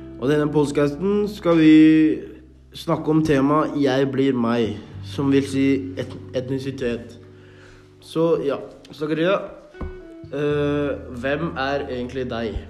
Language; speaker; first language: Norwegian; early bilingual, other home language; Thai